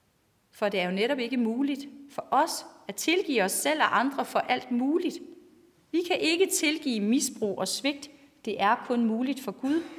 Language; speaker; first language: Danish; native; Danish